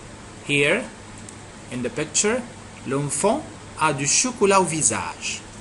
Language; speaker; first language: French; non-native, fluent; Arabic